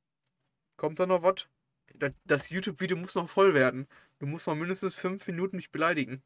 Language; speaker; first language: German; native; German